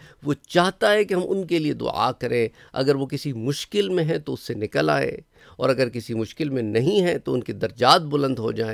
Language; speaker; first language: Urdu; native; Urdu